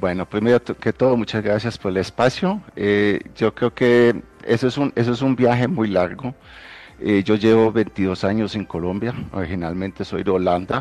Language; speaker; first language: Spanish; non-native, fluent; Dutch